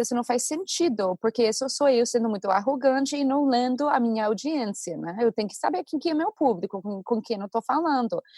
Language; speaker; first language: Portuguese; non-native, fluent; English